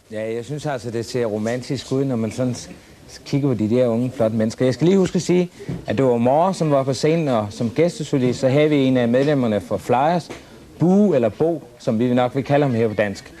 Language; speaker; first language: Danish; native; Danish